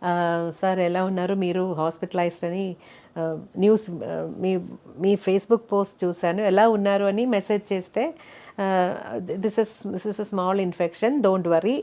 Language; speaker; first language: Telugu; non-native, local second language; Malayalam